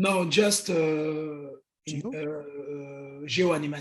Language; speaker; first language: English; non-native, learner; French